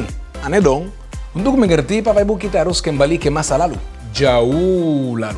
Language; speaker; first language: Indonesian; non-native, fluent; Hebrew